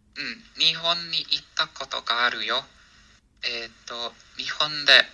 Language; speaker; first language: Japanese; non-native, learner; English